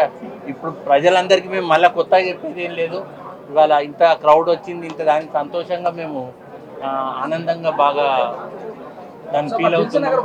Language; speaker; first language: Telugu; native; Telugu